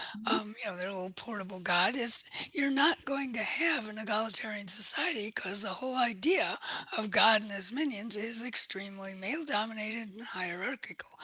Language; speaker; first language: English; native; English